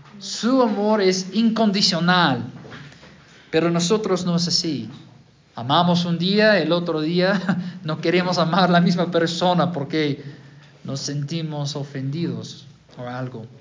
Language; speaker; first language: Spanish; non-native, fluent; English